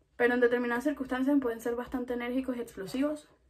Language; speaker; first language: Spanish; native; Spanish